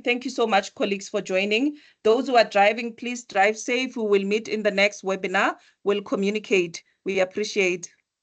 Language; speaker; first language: English; non-native, local second language; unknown